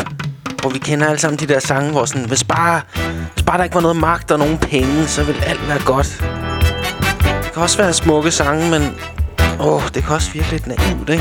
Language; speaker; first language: Danish; native; Danish